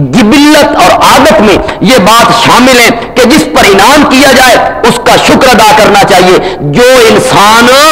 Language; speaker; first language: Urdu; non-native, local second language; Punjabi